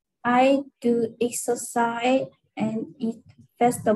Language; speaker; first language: English; non-native, learner; Vietnamese